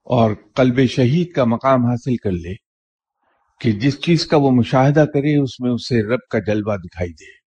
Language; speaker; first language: Urdu; native; Urdu